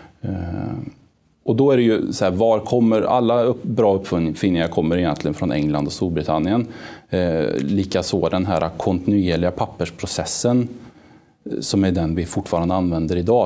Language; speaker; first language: Swedish; native; Swedish